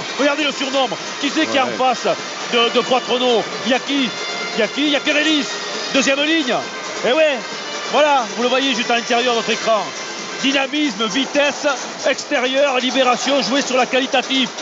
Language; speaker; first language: French; native; French